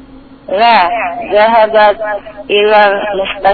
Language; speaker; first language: Arabic; non-native, learner; Indonesian